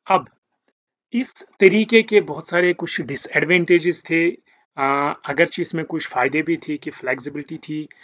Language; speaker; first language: Hindi; native; Hindi